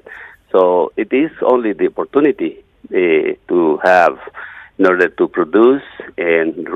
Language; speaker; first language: English; non-native, fluent; Yucateco